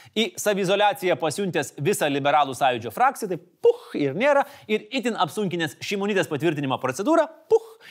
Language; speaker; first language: Lithuanian; native; Lithuanian